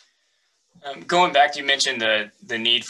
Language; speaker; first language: English; native; English